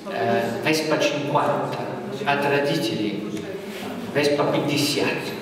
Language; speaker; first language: Russian; non-native, fluent; Italian